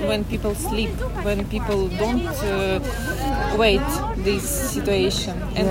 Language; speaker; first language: English; non-native, learner; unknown